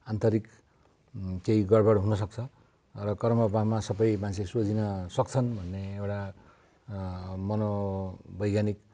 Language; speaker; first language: Nepali; native; Nepali